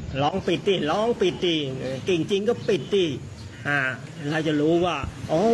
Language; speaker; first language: Thai; native; Thai